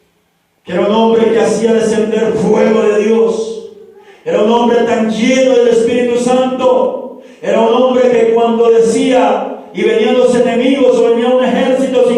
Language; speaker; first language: Spanish; native; Spanish